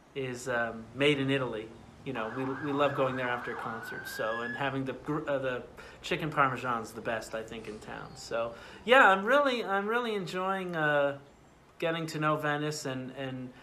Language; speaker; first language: English; native; English